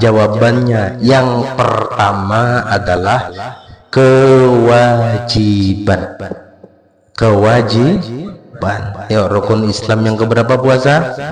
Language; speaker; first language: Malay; non-native, local second language; Banjar